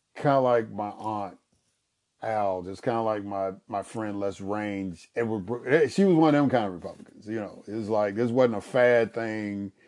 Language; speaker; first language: English; native; English